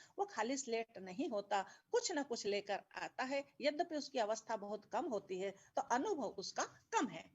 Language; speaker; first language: Hindi; native; Hindi